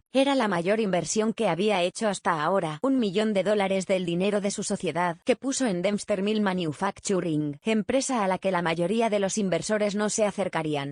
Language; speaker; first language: Spanish; native; Spanish